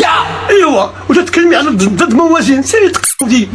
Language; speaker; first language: Arabic; native; Arabic